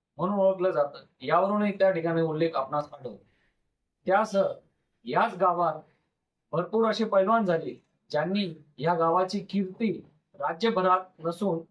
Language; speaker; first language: Marathi; native; Marathi